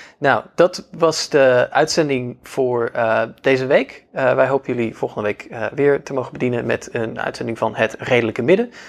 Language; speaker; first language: Dutch; native; Dutch